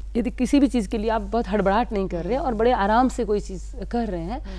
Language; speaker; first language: Hindi; native; Hindi